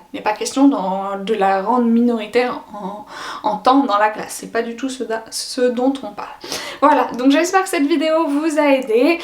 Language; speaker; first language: French; native; French